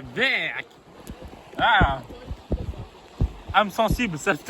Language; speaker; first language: French; native; French